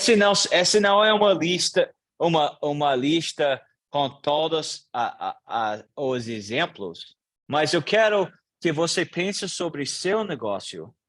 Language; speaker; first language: Portuguese; non-native, learner; English